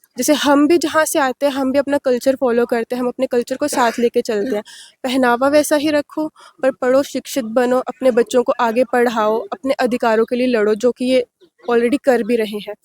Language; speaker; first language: Hindi; non-native, local second language; Dogri